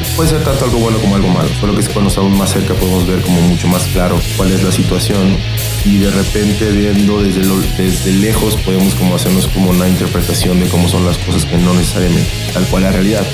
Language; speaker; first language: Spanish; native; Spanish